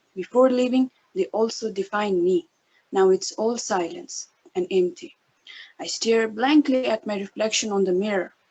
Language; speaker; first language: English; non-native, local second language; Nepali